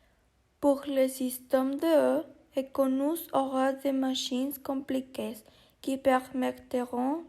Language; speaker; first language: French; non-native, learner; Spanish